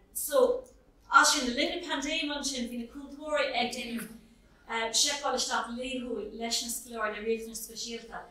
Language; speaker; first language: Irish; non-native, local second language; English